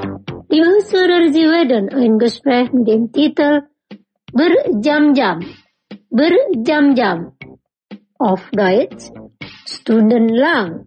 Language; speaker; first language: German; non-native, fluent; Indonesian